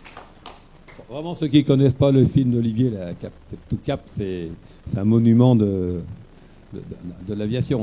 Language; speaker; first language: French; native; French